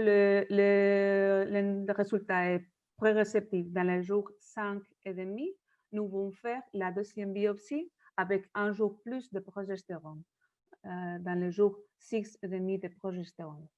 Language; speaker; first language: French; non-native, fluent; Spanish